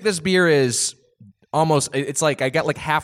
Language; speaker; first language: English; native; English